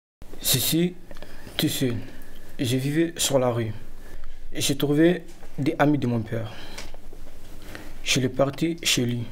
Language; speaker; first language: French; non-native, learner; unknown